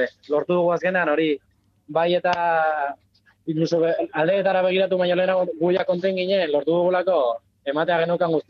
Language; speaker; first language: Basque; native; Basque